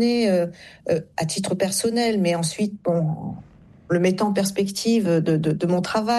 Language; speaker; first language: French; native; French